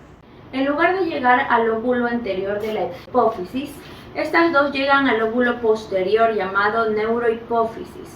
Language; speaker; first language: Spanish; native; Spanish